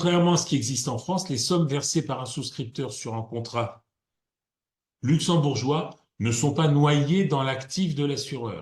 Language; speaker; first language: French; native; French